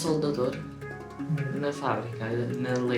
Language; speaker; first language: Portuguese; early bilingual, other home language; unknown